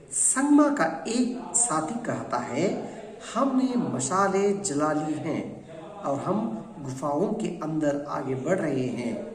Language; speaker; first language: Hindi; non-native, local second language; Kannada